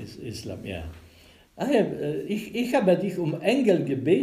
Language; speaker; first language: German; non-native, learner; Polish